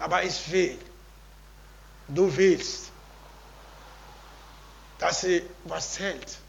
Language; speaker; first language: German; non-native, learner; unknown